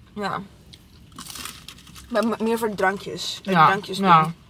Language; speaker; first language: Dutch; non-native, learner; Italian